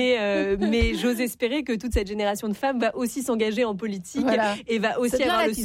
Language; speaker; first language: French; native; French